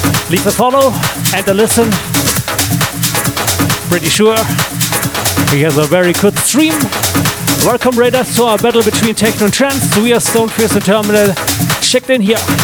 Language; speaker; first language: English; non-native, fluent; German